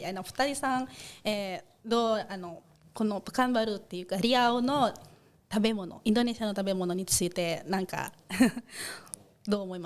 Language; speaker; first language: Japanese; non-native, fluent; Indonesian